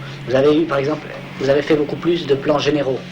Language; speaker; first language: French; native; French